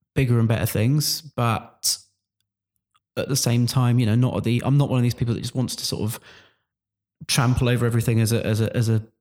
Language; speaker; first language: English; native; English